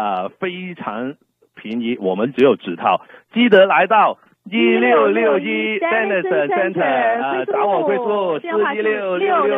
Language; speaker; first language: Chinese; non-native, fluent; Cantonese